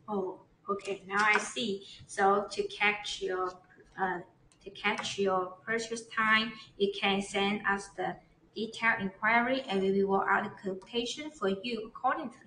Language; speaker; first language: English; non-native, learner; Chinese